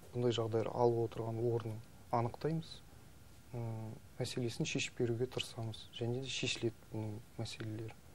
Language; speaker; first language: Kazakh; native; Kazakh